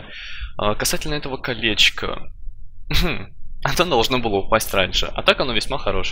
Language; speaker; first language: Russian; native; Russian